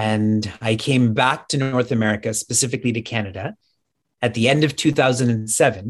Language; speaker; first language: English; native; English